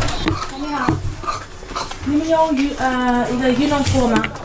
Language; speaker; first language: Chinese; non-native, learner; English